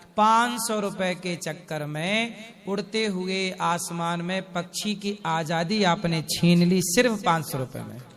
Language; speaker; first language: Hindi; native; Hindi